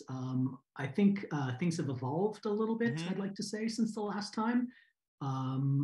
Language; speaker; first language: English; native; English